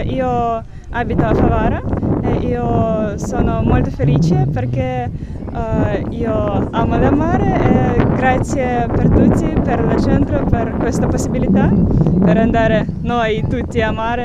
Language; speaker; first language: Italian; non-native, learner; Ukrainian